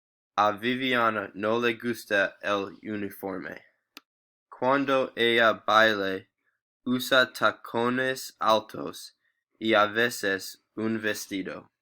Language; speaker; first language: Spanish; non-native, learner; English